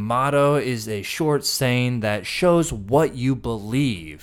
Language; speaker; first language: English; native; English